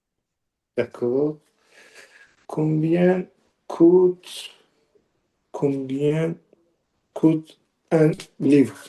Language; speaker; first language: French; non-native, learner; Azerbaijani